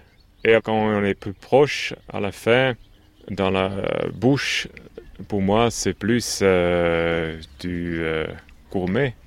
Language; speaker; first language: French; non-native, local second language; German